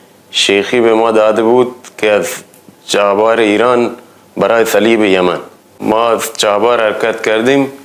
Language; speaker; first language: Persian; non-native, local second language; Baluchi